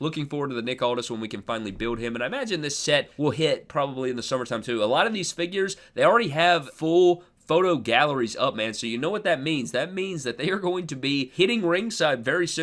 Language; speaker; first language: English; native; English